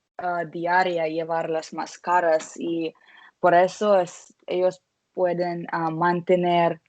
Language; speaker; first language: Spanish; non-native, learner; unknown